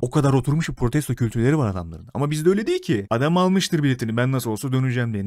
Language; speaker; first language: Turkish; native; Turkish